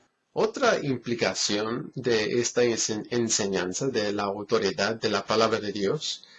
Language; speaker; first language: Spanish; non-native, fluent; English